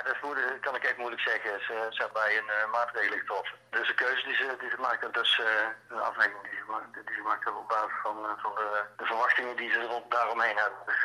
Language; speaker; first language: Dutch; native; Dutch